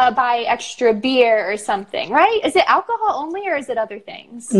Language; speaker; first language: English; native; English